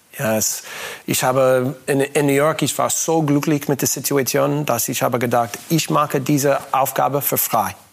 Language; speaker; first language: German; non-native, learner; English